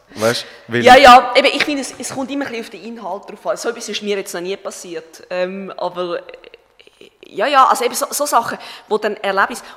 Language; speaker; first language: German; native; German